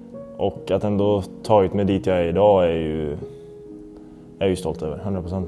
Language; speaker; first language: Swedish; native; Swedish